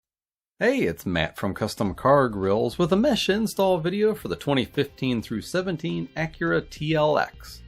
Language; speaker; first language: English; native; English